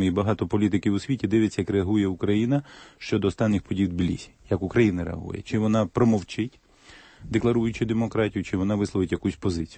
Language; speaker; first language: Ukrainian; native; Ukrainian